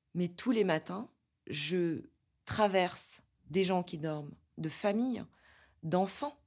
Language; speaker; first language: French; native; French